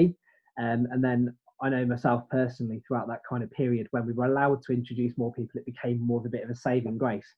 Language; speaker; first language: English; native; English